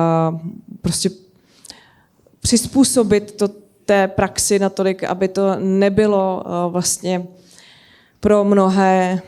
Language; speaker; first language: Czech; native; Czech